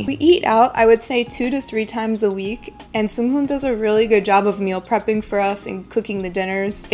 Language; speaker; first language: English; native; English